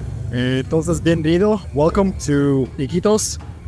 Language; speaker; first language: Spanish; non-native, learner; English